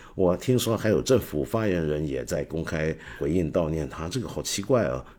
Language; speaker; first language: Chinese; non-native, fluent; Cantonese